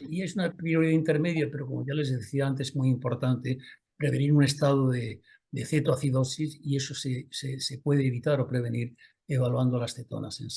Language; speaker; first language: Spanish; native; Spanish